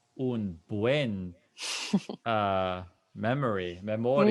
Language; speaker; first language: Spanish; non-native, fluent; English